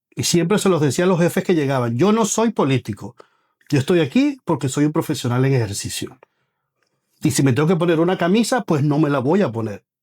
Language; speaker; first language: Spanish; native; Spanish